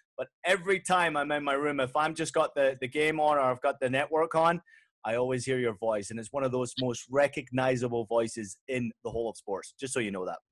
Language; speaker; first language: English; native; English